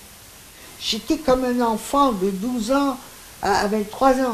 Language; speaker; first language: French; non-native, local second language; Greek